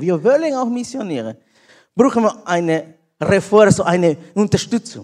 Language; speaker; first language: German; non-native, learner; Spanish